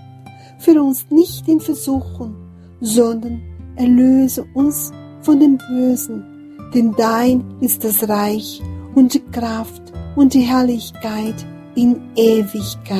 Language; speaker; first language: German; non-native, fluent; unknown